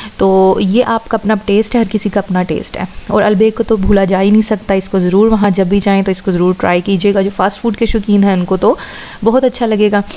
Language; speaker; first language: Urdu; non-native, local second language; Punjabi